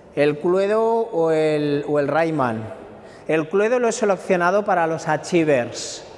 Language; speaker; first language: Spanish; non-native, local second language; Catalan